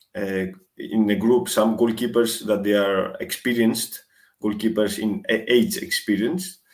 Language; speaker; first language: English; non-native, fluent; Greek